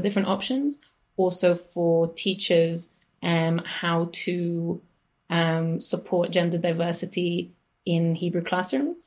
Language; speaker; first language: English; native; English